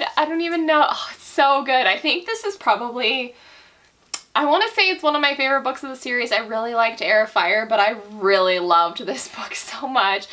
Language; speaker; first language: English; native; English